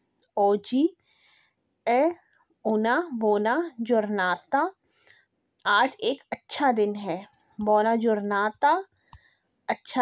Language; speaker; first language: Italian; non-native, fluent; Urdu